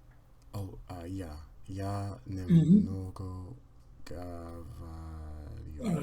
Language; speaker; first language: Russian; non-native, learner; English